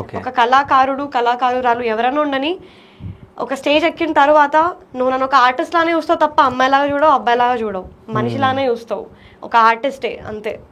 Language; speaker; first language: Telugu; non-native, local second language; Marathi